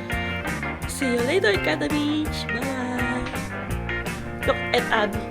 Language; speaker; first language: English; non-native, local second language; Filipino